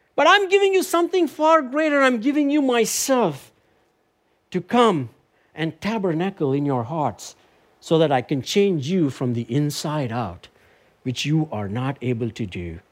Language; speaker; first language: English; non-native, local second language; Tamil